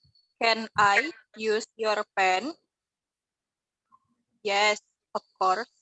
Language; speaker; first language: English; non-native, learner; Indonesian